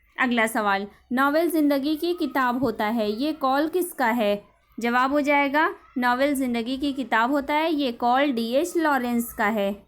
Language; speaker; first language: Urdu; native; Urdu